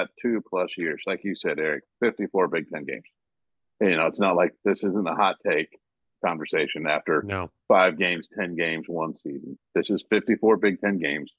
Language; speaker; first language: English; native; English